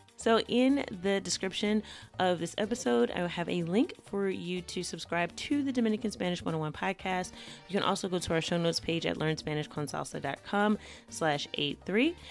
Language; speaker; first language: English; native; English